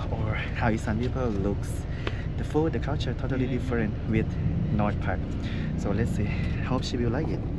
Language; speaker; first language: English; non-native, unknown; Thai